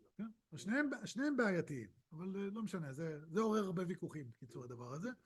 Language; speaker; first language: Hebrew; native; Hebrew